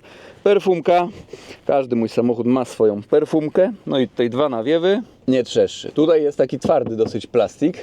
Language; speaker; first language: Polish; native; Polish